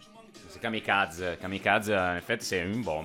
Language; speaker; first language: French; non-native, fluent; Italian